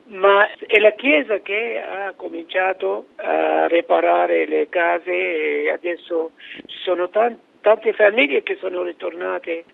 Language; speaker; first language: Italian; non-native, fluent; Arabic